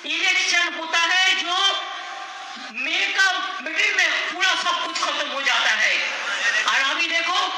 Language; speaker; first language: Hindi; non-native, local second language; Bangla